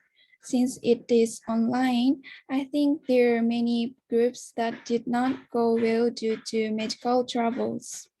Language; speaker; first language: English; non-native, learner; Japanese